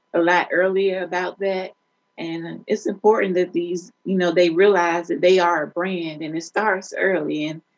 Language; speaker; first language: English; native; English